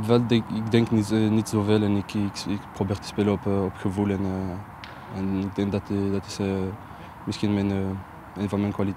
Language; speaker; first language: Dutch; non-native, local second language; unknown